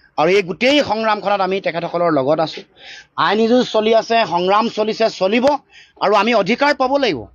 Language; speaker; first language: Assamese; native; Assamese